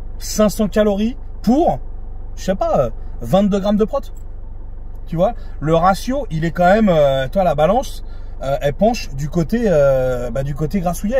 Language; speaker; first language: French; native; French